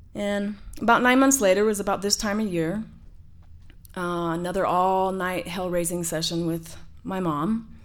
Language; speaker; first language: English; native; English